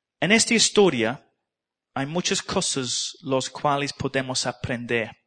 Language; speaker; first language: Spanish; non-native, learner; English